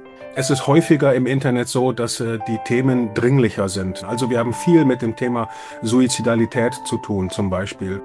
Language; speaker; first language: German; native; German